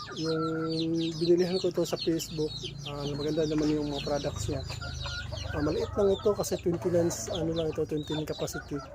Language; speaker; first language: Filipino; non-native, local second language; Cebuano